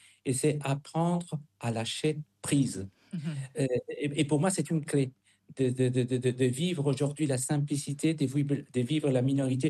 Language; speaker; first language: French; non-native, fluent; Spanish